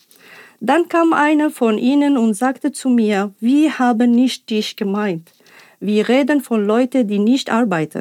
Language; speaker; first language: German; non-native, fluent; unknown